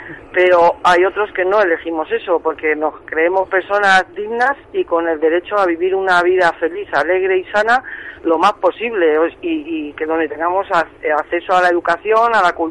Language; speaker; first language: Spanish; native; Spanish